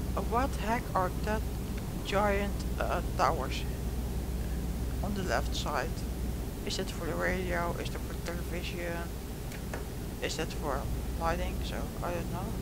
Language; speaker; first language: English; non-native, learner; Dutch